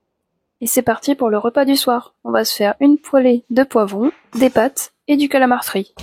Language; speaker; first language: French; native; French